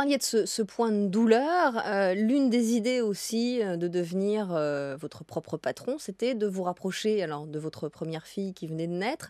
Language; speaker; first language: French; native; French